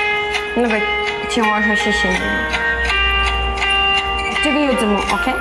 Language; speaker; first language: Chinese; non-native, fluent; Azerbaijani